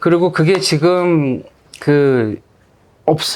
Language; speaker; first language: Korean; native; Korean